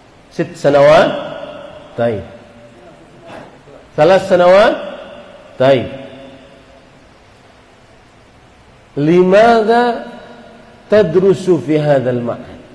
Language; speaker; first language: Arabic; non-native, fluent; Indonesian